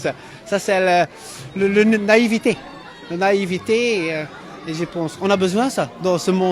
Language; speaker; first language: French; non-native, fluent; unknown